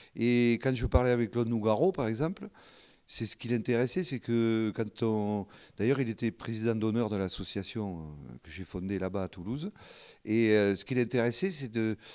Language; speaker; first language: French; non-native, local second language; Occitan